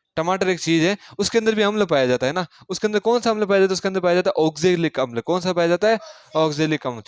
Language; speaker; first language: Hindi; native; Hindi